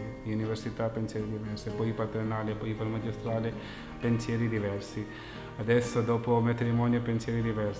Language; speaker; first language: Italian; non-native, fluent; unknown